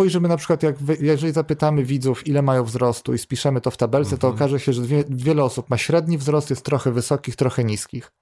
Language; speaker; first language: Polish; native; Polish